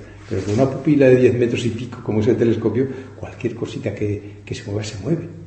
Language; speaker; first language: Spanish; native; Spanish